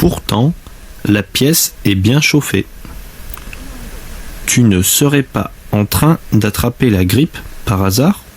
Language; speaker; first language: French; native; French